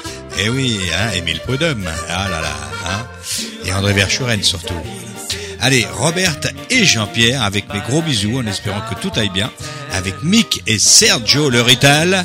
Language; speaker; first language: French; native; French